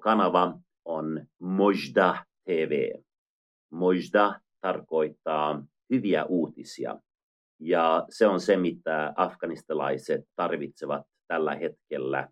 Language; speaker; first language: Finnish; non-native, fluent; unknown